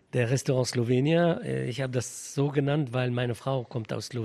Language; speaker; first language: German; non-native, fluent; Arabic